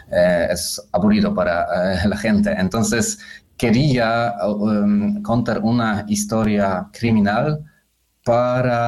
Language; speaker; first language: Spanish; non-native, fluent; Polish